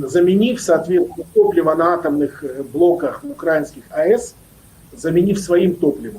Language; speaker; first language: Russian; native; Russian